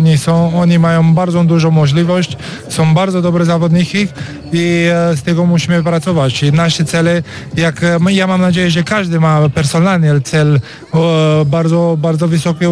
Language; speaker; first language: Polish; non-native, learner; Romanian